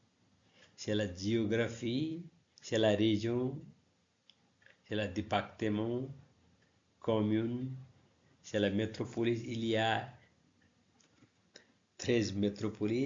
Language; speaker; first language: French; non-native, learner; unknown